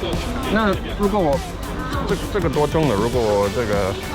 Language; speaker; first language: Chinese; non-native, fluent; English